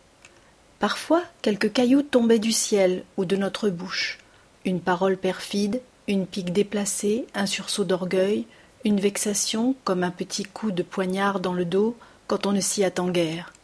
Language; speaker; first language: French; native; French